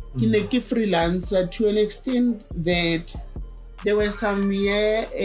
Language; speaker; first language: English; non-native, local second language; Southern Sotho